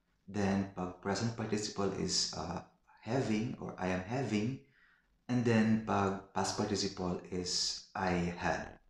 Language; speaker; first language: English; non-native, local second language; Filipino